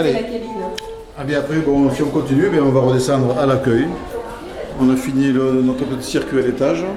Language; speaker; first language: French; native; French